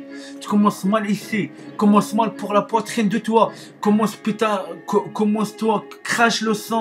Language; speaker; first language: French; non-native, learner; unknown